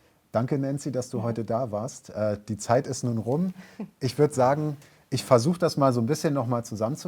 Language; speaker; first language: German; native; German